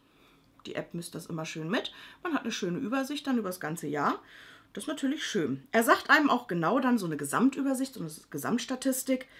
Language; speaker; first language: German; native; German